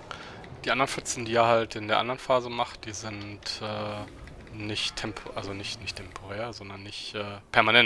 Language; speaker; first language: German; native; German